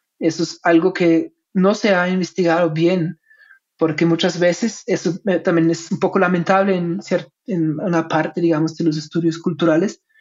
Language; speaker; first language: Spanish; non-native, fluent; German